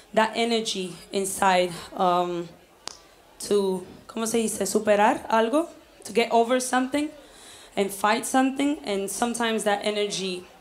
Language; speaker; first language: English; early bilingual, other home language; Spanish